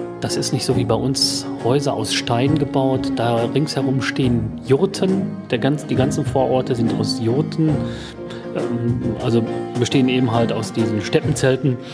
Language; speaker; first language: German; native; German